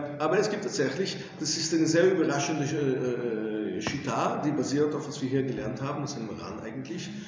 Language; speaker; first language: German; non-native, fluent; English